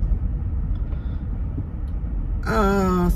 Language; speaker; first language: Japanese; non-native, learner; Indonesian